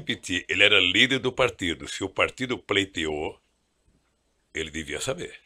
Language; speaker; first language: Portuguese; native; Portuguese